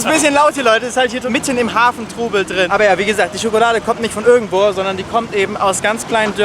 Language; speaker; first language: German; native; German